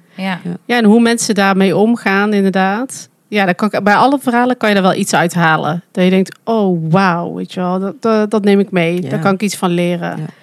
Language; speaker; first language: Dutch; native; Dutch